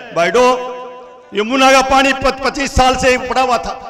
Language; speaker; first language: Hindi; native; Hindi